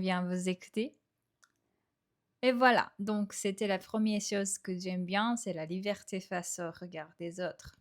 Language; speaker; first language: French; non-native, fluent; Japanese